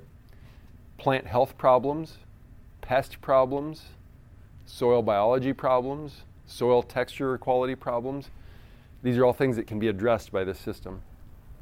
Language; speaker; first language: English; native; English